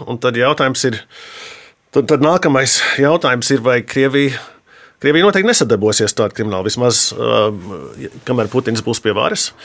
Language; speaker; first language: Latvian; early bilingual, heritage; Latvian